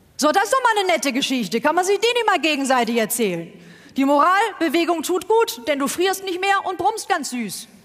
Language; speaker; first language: German; native; German